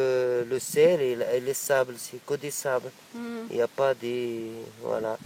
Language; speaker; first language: French; non-native, local second language; Arabic